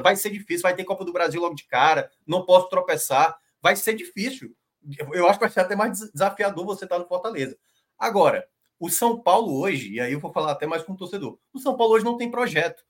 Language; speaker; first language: Portuguese; native; Portuguese